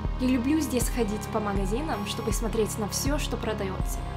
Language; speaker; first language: Russian; non-native, learner; English